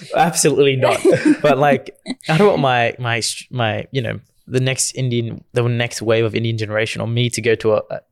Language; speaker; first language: English; early bilingual, other home language; Gujarati